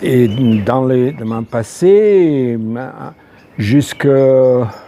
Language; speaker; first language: French; non-native, fluent; Italian